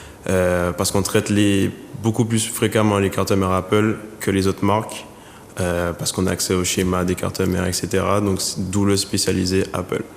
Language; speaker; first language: French; native; French